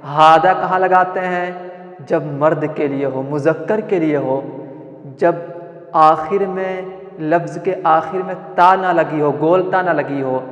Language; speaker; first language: Urdu; non-native, local second language; Malayalam